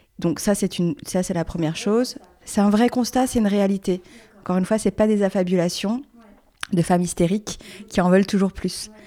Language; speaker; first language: French; native; French